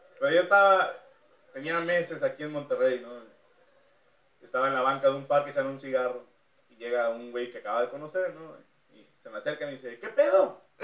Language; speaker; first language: Spanish; native; Spanish